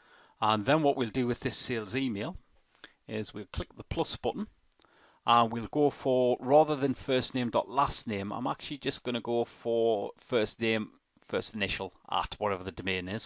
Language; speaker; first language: English; native; English